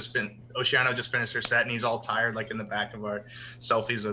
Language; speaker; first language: English; native; English